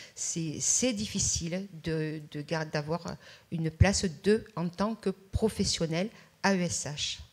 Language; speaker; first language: French; native; French